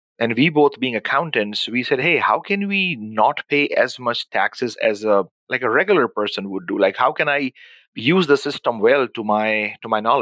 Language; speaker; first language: English; non-native, local second language; Urdu